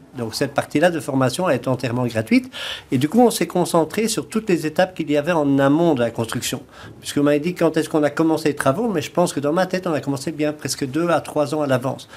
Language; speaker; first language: French; native; French